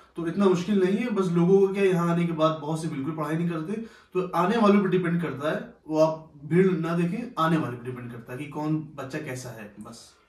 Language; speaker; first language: Hindi; native; Hindi